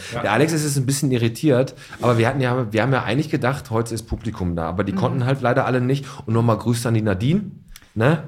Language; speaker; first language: German; native; German